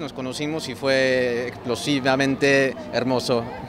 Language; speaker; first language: Spanish; native; Spanish